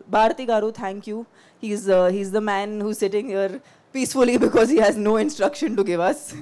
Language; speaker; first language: Telugu; non-native, local second language; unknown